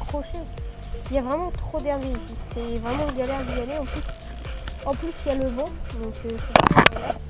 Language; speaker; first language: French; native; French